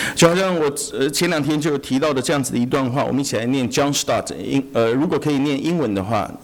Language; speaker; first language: Chinese; native; Chinese